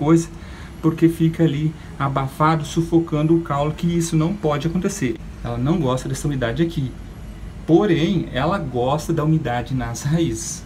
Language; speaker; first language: Portuguese; native; Portuguese